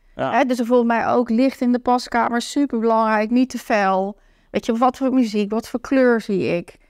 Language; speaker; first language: Dutch; native; Dutch